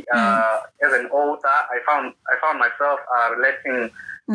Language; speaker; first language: English; non-native, local second language; North Ndebele